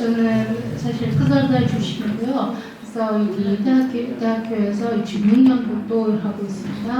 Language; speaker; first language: Korean; early bilingual, heritage; Russian